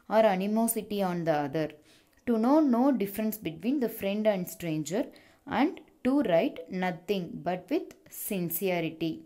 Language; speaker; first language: English; non-native, local second language; Tamil